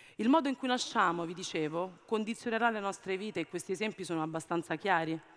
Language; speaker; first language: Italian; early bilingual, other home language; Amharic